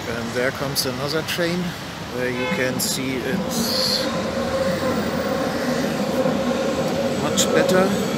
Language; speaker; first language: English; non-native, learner; German